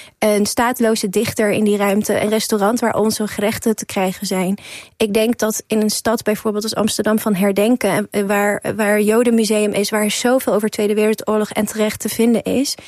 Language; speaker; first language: Dutch; early bilingual, other home language; Persian